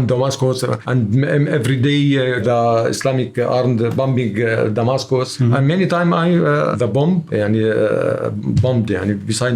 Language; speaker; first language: English; non-native, learner; Arabic